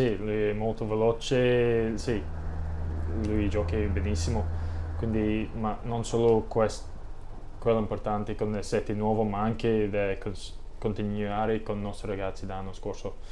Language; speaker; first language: Italian; non-native, learner; English